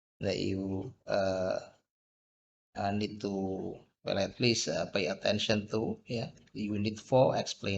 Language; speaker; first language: English; non-native, fluent; Indonesian